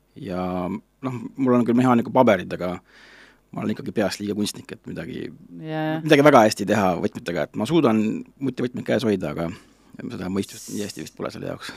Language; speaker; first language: Estonian; native; Estonian